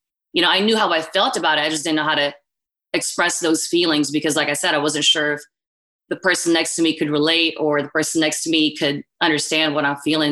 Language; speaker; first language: English; non-native, local second language; Filipino